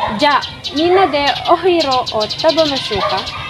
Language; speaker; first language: Japanese; non-native, learner; Filipino